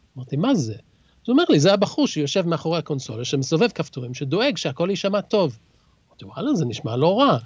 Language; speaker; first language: Hebrew; early bilingual, other home language; English